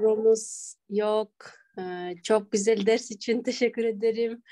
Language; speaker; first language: Turkish; non-native, learner; Kyrgyz